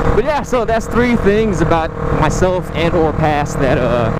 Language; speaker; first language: English; native; English